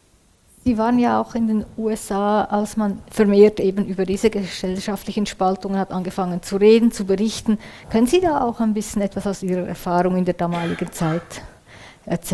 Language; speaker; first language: German; native; German